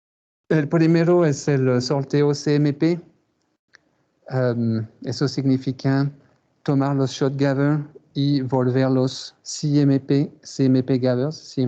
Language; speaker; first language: Spanish; non-native, fluent; French